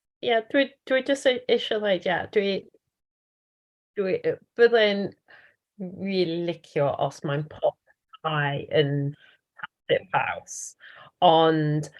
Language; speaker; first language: Welsh; non-native, learner; English